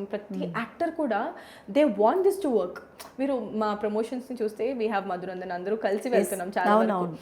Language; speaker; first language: Telugu; native; Telugu